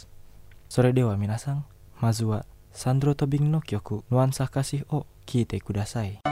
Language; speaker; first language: Japanese; non-native, learner; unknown